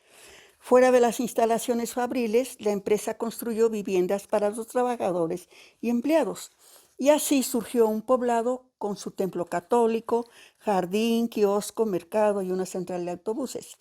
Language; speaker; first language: Spanish; native; Spanish